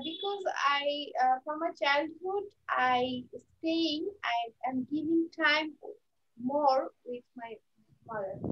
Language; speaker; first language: English; non-native, learner; Bangla